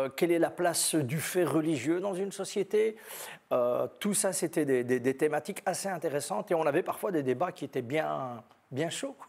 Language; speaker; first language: French; native; French